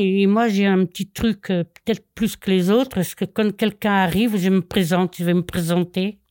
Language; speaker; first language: French; non-native, fluent; Portuguese